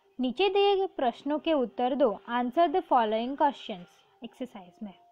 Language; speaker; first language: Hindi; non-native, local second language; Gujarati